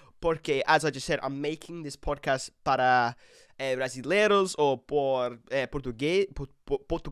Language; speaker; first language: Portuguese; non-native, learner; English